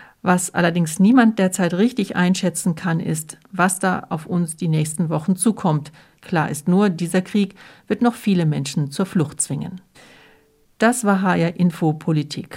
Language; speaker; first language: German; native; German